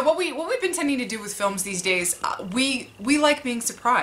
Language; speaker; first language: English; native; English